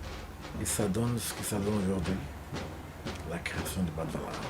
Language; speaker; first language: French; non-native, fluent; Portuguese